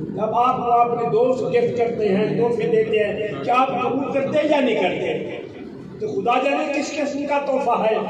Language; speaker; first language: Urdu; non-native, local second language; Punjabi